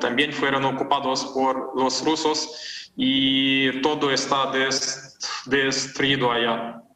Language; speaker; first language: Spanish; non-native, fluent; Ukrainian